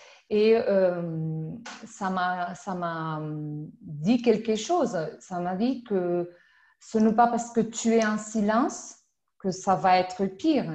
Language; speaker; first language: French; non-native, fluent; Spanish